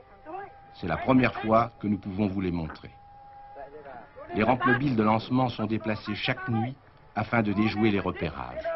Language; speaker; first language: French; native; French